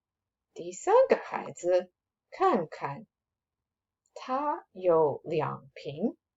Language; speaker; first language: Chinese; non-native, fluent; English